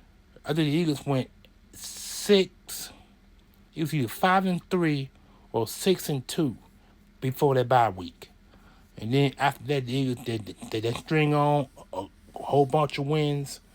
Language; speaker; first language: English; native; English